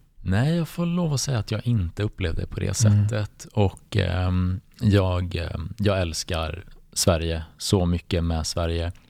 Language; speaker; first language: Swedish; early bilingual, other home language; Bosnian